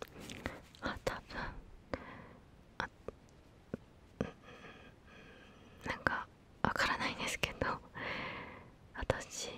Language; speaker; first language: Japanese; non-native, fluent; Korean